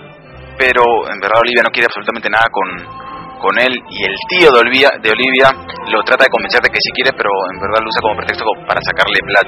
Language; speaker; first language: Spanish; native; Spanish